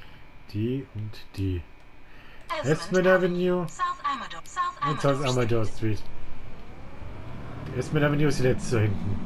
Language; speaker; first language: German; native; German